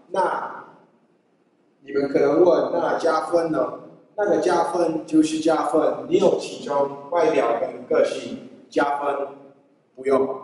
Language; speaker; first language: Chinese; non-native, fluent; English